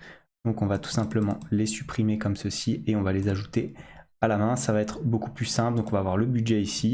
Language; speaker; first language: French; native; French